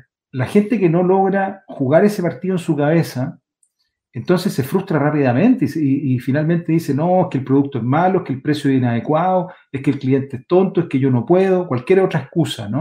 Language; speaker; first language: Spanish; native; Spanish